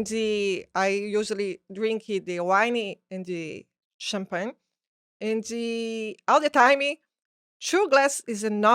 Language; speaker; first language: English; non-native, learner; Portuguese